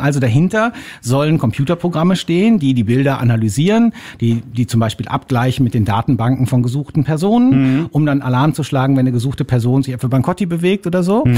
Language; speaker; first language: German; native; German